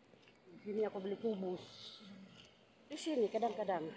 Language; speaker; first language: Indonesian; non-native, learner; Filipino